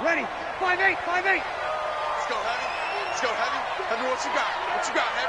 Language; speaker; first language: English; native; English